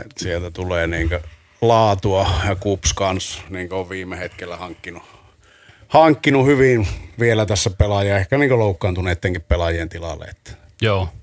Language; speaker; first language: Finnish; native; Finnish